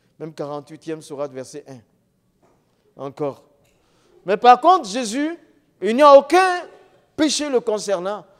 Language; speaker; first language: French; non-native, local second language; Dyula